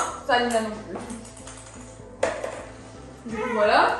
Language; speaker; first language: French; native; French